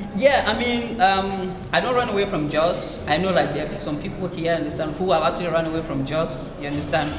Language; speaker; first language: English; non-native, local second language; Hausa